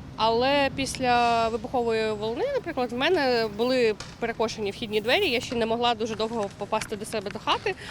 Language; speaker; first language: Ukrainian; non-native, local second language; Russian